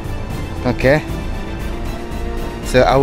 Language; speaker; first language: English; native; English